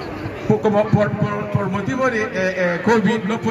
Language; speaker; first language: Spanish; non-native, learner; Igbo